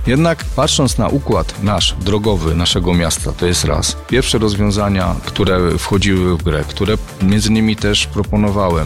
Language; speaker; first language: Polish; native; Polish